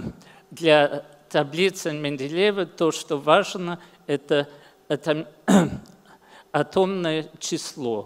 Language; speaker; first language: Russian; early bilingual, heritage; English